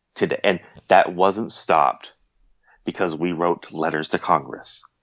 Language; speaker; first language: English; native; English